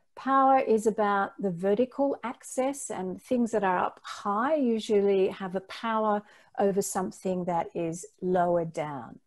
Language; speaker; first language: English; native; English